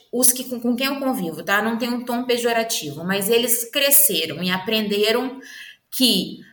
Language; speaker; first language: Portuguese; native; Portuguese